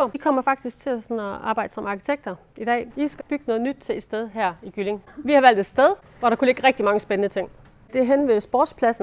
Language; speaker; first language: Danish; native; Danish